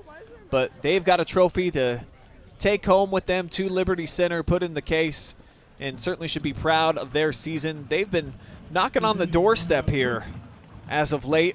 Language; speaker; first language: English; native; English